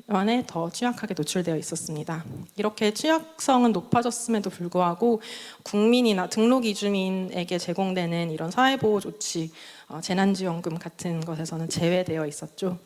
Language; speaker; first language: Korean; native; Korean